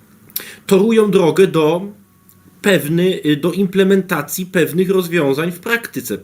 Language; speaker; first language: Polish; native; Polish